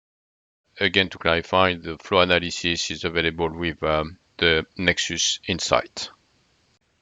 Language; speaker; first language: English; non-native, fluent; French